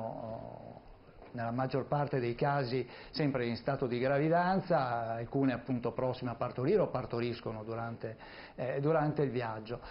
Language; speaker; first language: Italian; native; Italian